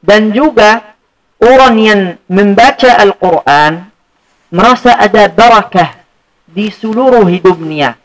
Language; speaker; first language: Indonesian; non-native, fluent; Arabic